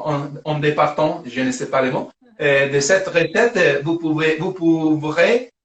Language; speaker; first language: French; non-native, fluent; Italian